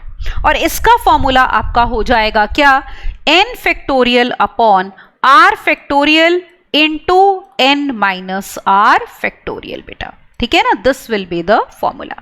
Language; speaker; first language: Hindi; native; Hindi